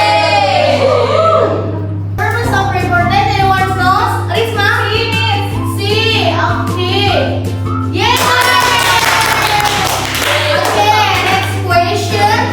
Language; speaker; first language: English; non-native, learner; Indonesian